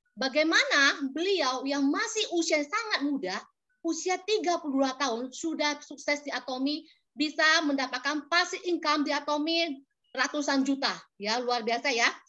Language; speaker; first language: Indonesian; native; Indonesian